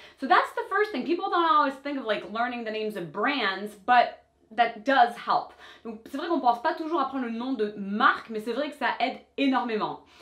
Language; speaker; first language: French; non-native, fluent; English